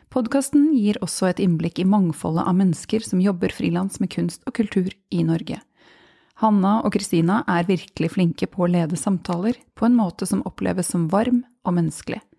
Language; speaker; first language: Norwegian; native; Norwegian